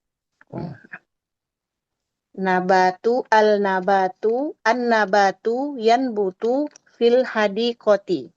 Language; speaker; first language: Arabic; non-native, learner; Indonesian